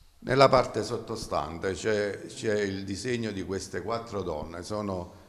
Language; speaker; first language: Italian; native; Italian